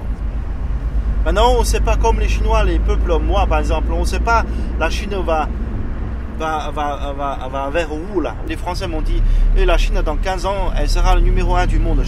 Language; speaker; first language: French; non-native, fluent; Chinese